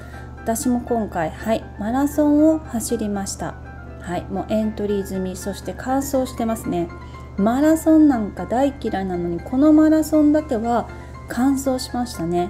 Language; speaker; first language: Japanese; native; Japanese